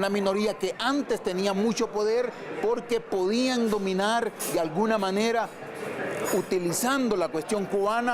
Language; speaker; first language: Spanish; native; Spanish